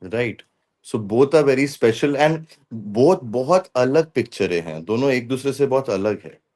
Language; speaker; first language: Bangla; non-native, local second language; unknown